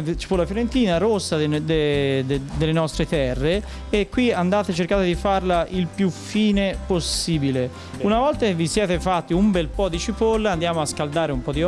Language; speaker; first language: Italian; native; Italian